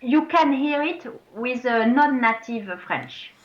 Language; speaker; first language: English; non-native, fluent; French